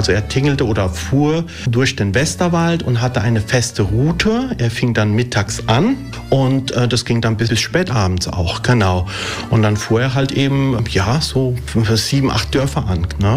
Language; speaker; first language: German; early bilingual, other home language; Italian